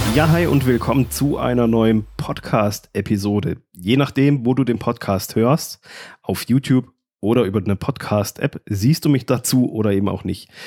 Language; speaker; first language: German; native; German